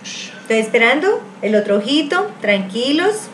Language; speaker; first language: Spanish; native; Spanish